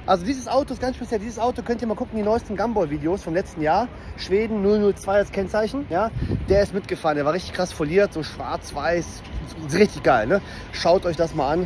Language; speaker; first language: German; native; German